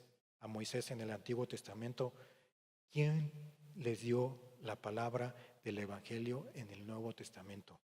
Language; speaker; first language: Spanish; native; Spanish